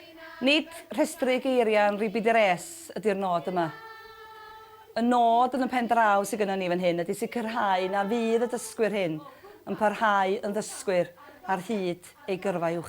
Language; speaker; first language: Welsh; native; Welsh